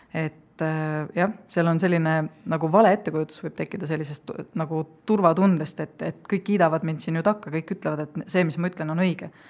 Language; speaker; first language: Estonian; native; Estonian